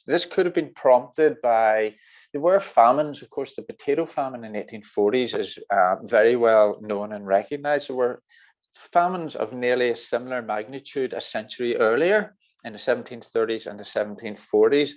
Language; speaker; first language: English; native; English